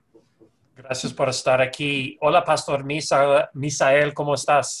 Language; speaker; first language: Spanish; non-native, fluent; English